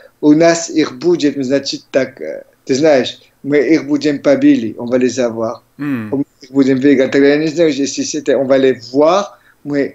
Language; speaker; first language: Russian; non-native, learner; French